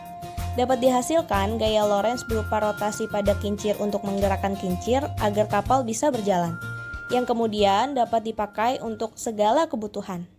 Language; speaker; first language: Indonesian; native; Indonesian